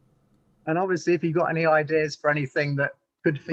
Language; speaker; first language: English; native; English